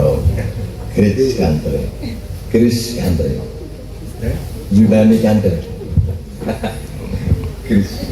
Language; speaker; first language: English; non-native, learner; Indonesian